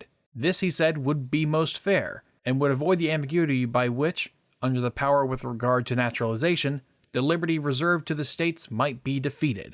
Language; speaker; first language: English; native; English